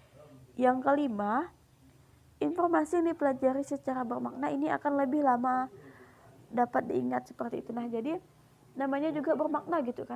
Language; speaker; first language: Indonesian; native; Indonesian